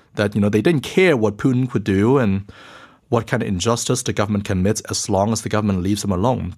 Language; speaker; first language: English; early bilingual, other home language; Chinese